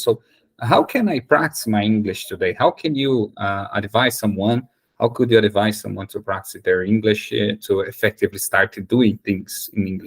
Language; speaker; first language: English; non-native, fluent; Portuguese